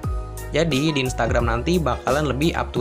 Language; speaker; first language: Indonesian; native; Indonesian